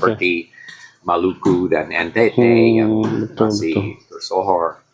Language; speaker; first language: Indonesian; non-native, fluent; English